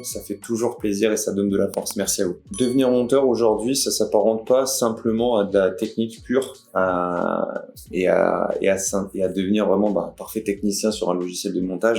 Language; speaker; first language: French; native; French